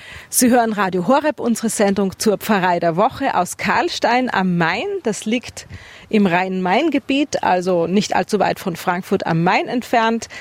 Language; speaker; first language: German; native; German